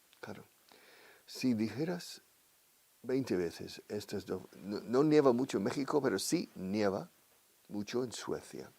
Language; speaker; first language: Spanish; non-native, fluent; English